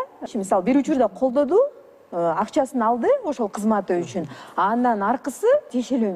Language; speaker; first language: Kyrgyz; native; Kyrgyz